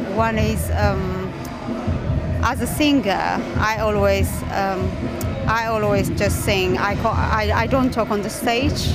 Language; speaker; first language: English; non-native, fluent; Amharic